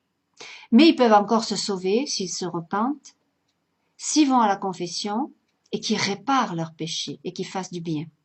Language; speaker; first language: French; native; French